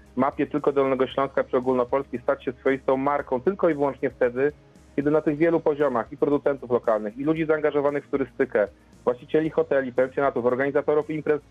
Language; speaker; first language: Polish; native; Polish